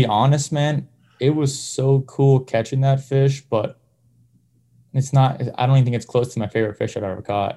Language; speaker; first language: English; native; English